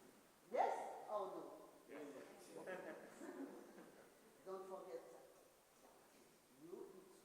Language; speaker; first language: English; non-native, learner; French